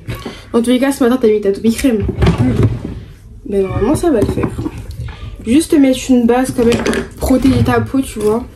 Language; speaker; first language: French; native; French